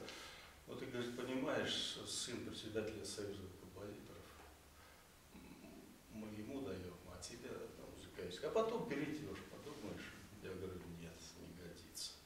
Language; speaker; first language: Russian; native; Russian